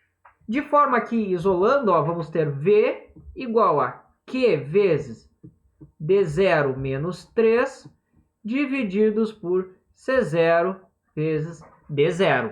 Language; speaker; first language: Portuguese; native; Portuguese